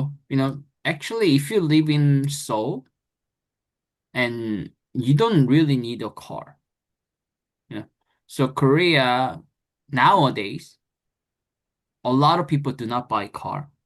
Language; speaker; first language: English; non-native, fluent; Korean